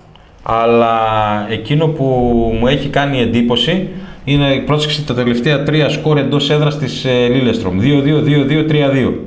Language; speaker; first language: Greek; native; Greek